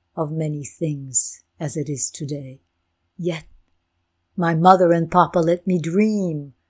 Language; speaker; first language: English; non-native, fluent; Ukrainian